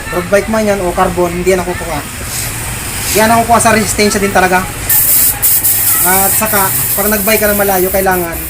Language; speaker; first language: Filipino; native; Filipino